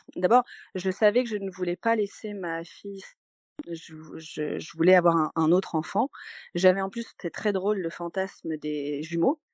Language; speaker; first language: French; native; French